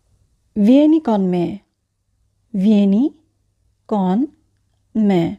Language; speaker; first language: Italian; non-native, fluent; Bangla